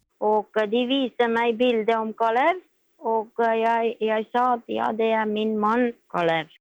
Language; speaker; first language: Norwegian; non-native, learner; Estonian